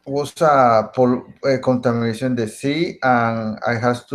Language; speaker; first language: English; non-native, learner; Spanish